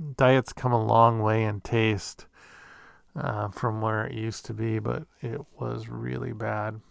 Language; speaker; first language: English; native; English